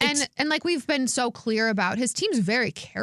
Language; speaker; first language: English; native; English